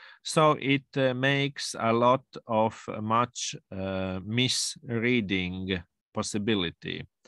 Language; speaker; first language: English; non-native, fluent; Latvian